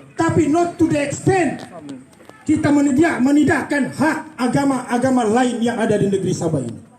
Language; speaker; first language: Malay; native; Malay